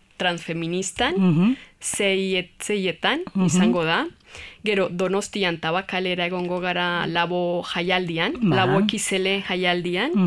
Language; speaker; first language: Basque; non-native, learner; Spanish